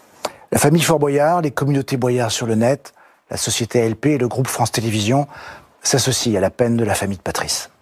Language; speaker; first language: French; native; French